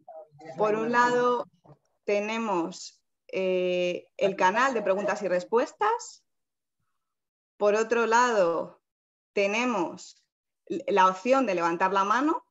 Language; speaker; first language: Spanish; native; Spanish